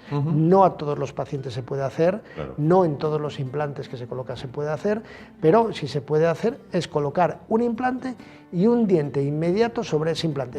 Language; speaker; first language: Spanish; native; Spanish